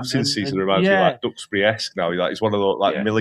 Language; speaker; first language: English; native; English